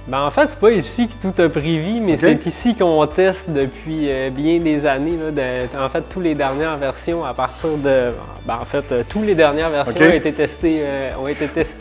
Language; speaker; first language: French; native; French